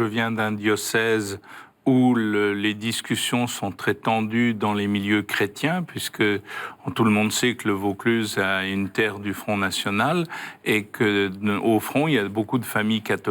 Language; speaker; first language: French; native; French